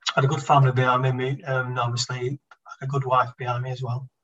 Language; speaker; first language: English; native; English